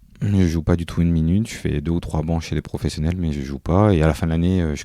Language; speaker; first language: French; native; French